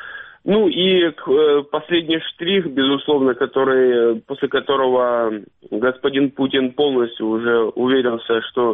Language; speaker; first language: Russian; native; Russian